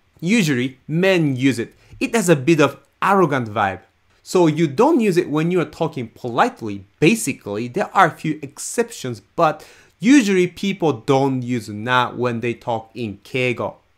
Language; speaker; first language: English; non-native, fluent; Japanese